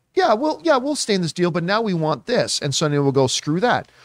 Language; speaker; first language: English; native; English